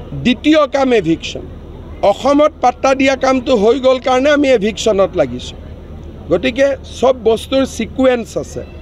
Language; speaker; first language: Assamese; native; Assamese